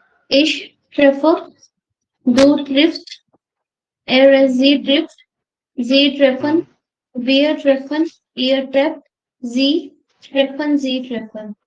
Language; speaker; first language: German; non-native, learner; Hindi